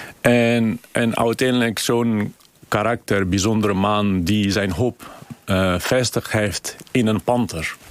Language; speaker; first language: Dutch; non-native, fluent; Kurdish